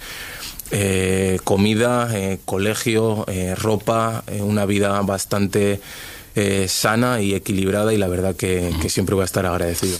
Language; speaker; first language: Spanish; early bilingual, other home language; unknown